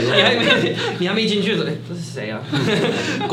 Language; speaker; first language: Chinese; non-native, fluent; French